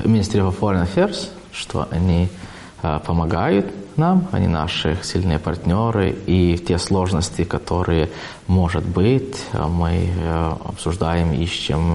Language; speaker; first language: Russian; non-native, fluent; Lithuanian